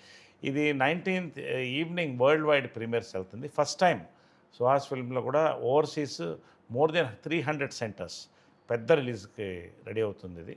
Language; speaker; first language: Telugu; native; Telugu